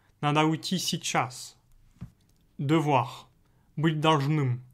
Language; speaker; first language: Russian; non-native, fluent; French